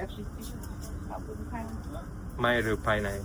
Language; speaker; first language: Thai; non-native, learner; Japanese